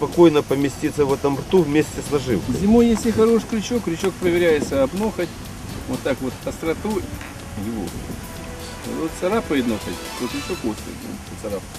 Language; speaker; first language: Russian; non-native, local second language; Ukrainian